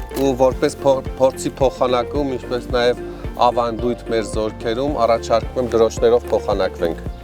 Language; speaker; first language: Armenian; early bilingual, heritage; Armenian